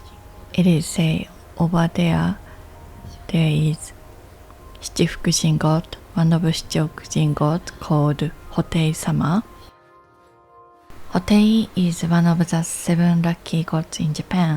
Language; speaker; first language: English; non-native, learner; Japanese